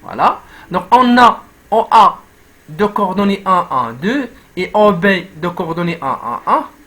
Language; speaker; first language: French; non-native, local second language; Arabic